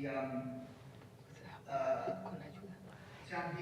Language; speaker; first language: Spanish; non-native, learner; English